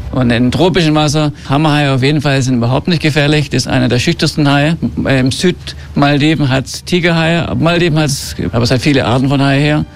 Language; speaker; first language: German; early bilingual, heritage; German